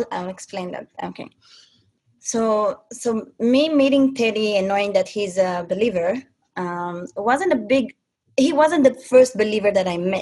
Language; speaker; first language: English; non-native, fluent; Hebrew